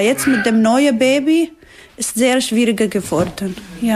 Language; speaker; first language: German; non-native, learner; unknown